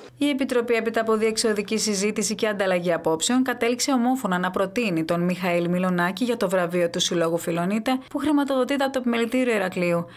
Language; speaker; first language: Greek; native; Greek